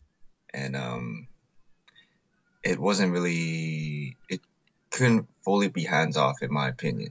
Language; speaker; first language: English; native; English